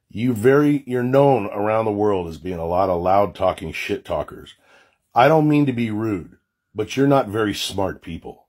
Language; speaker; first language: English; native; English